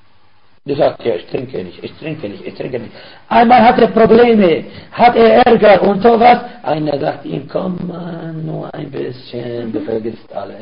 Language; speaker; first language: German; non-native, fluent; Arabic